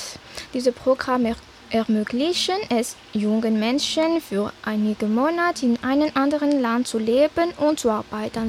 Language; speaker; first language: German; non-native, fluent; Malagasy